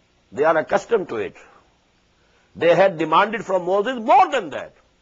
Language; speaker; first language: English; non-native, local second language; Urdu